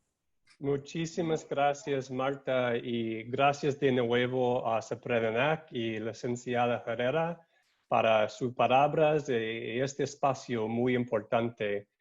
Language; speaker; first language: Spanish; non-native, learner; English